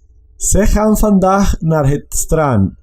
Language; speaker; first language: Dutch; non-native, learner; Spanish